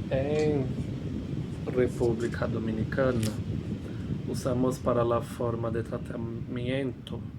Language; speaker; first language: Spanish; non-native, fluent; Portuguese